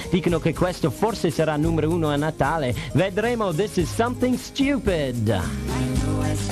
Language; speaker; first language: Italian; non-native, fluent; English